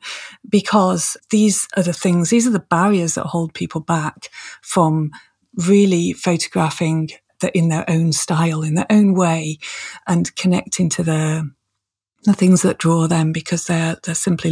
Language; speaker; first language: English; native; English